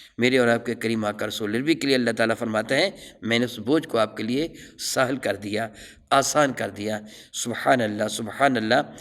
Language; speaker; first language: Urdu; non-native, local second language; Punjabi